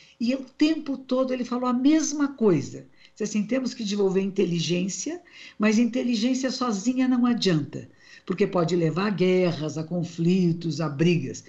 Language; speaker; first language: Portuguese; native; Portuguese